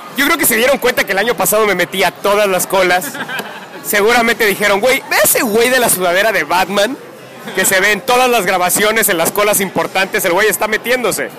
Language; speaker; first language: Spanish; native; Spanish